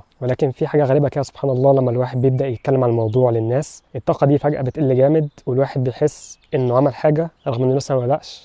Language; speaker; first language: Arabic; native; Arabic